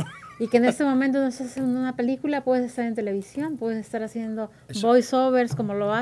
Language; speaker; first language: Spanish; native; Spanish